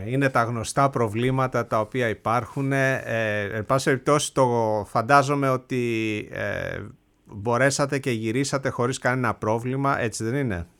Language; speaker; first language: Greek; native; Greek